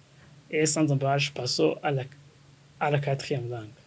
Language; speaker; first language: French; non-native, local second language; Kinyarwanda